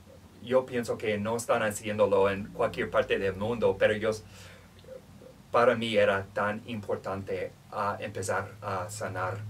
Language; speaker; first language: Spanish; non-native, fluent; English